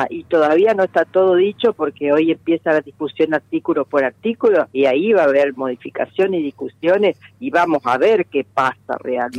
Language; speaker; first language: Spanish; native; Spanish